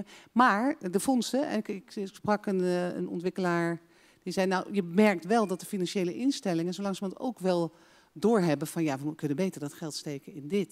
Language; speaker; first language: Dutch; native; Dutch